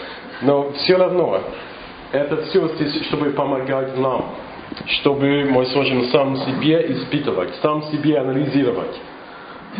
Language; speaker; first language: Russian; non-native, fluent; English